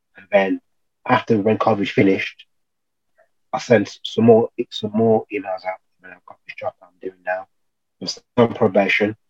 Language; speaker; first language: English; native; English